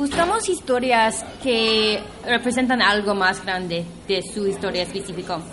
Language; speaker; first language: Spanish; non-native, fluent; English